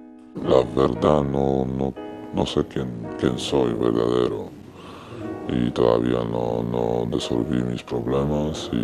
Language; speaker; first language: Spanish; non-native, learner; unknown